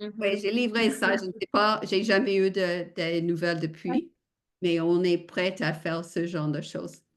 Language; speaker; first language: French; non-native, fluent; English